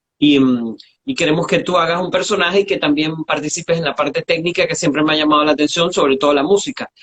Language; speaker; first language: Spanish; native; Spanish